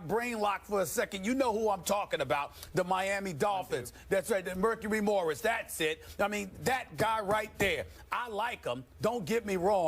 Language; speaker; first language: English; native; English